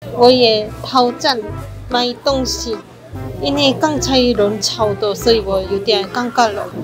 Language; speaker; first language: Chinese; non-native, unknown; Korean